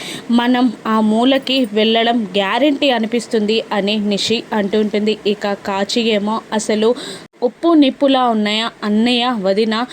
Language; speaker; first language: Telugu; native; Telugu